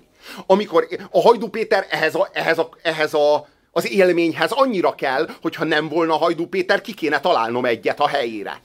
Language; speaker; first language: Hungarian; native; Hungarian